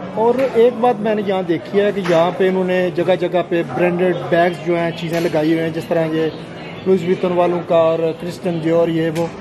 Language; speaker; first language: Urdu; non-native, local second language; Punjabi